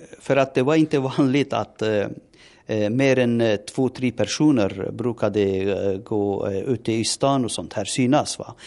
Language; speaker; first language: Swedish; non-native, fluent; Turoyo